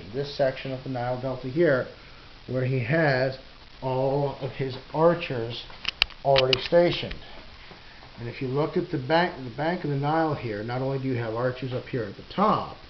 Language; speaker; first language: English; native; English